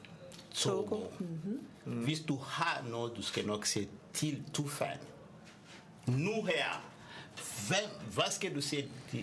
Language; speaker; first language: Danish; non-native, fluent; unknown